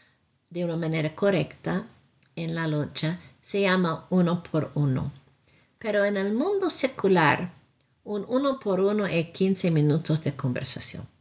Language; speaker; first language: Spanish; non-native, fluent; English